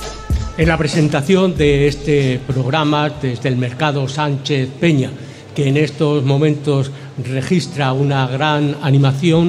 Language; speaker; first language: Spanish; native; Spanish